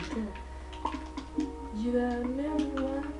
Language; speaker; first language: French; native; French